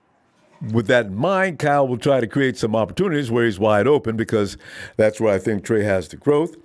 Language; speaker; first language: English; native; English